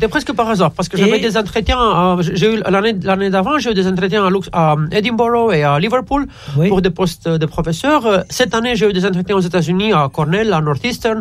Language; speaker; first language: French; non-native, fluent; Romanian